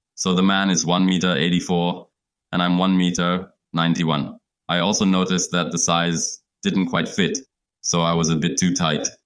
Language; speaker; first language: English; non-native, fluent; German